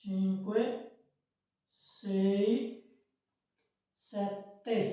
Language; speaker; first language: Italian; non-native, fluent; Urdu